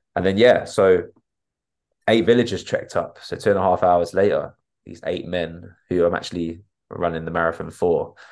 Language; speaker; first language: English; native; English